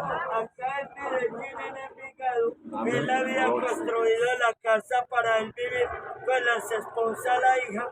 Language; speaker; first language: Spanish; native; Spanish